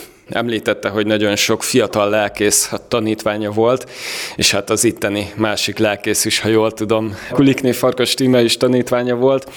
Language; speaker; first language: Hungarian; native; Hungarian